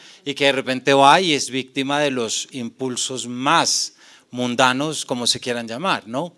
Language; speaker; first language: Spanish; native; Spanish